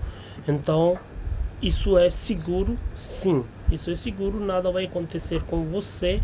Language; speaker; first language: Portuguese; non-native, learner; Hindi